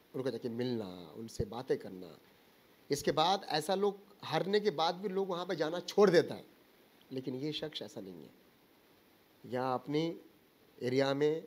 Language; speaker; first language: Hindi; non-native, local second language; Bangla